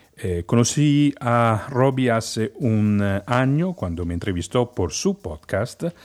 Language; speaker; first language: Spanish; non-native, fluent; Italian